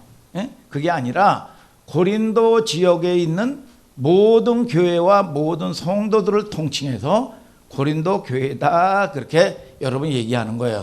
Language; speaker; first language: Korean; native; Korean